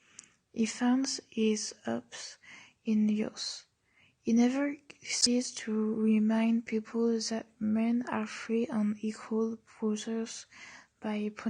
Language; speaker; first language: English; non-native, learner; French